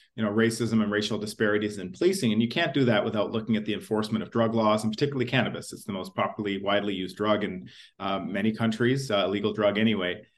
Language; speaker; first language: English; native; English